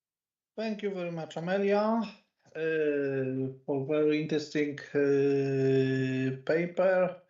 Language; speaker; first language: English; non-native, learner; Polish